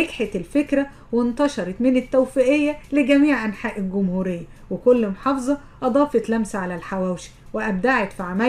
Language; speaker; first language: Arabic; native; Arabic